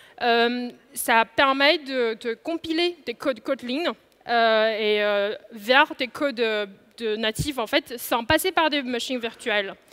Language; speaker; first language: French; non-native, fluent; Chinese